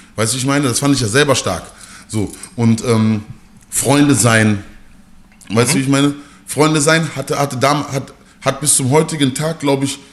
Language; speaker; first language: German; native; German